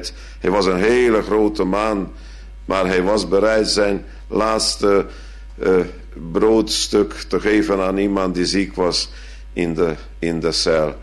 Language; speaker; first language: Dutch; non-native, fluent; Hungarian